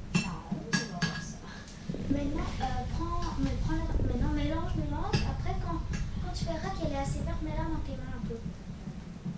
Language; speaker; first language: French; native; French